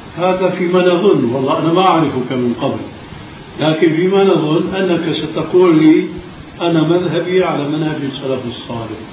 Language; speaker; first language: Arabic; early bilingual, other home language; Albanian